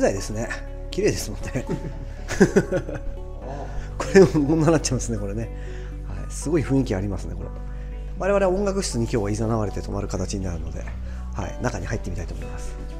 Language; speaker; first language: Japanese; native; Japanese